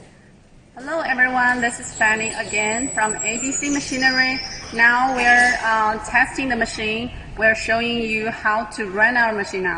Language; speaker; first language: English; non-native, learner; Chinese